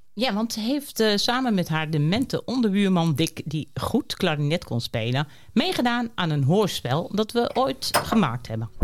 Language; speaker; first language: Dutch; native; Dutch